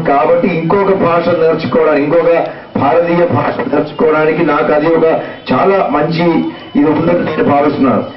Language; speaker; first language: Telugu; non-native, fluent; Malayalam